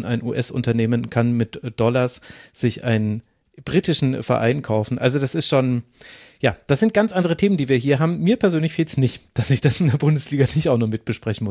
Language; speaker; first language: German; native; German